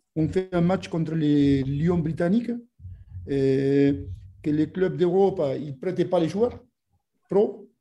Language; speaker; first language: French; non-native, fluent; Spanish